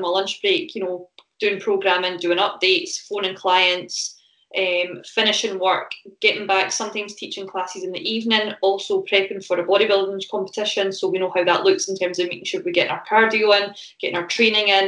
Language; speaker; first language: English; native; English